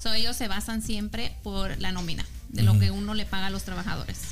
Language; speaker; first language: Spanish; early bilingual, heritage; Spanish